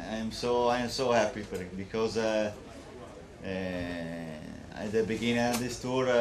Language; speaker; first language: English; non-native, learner; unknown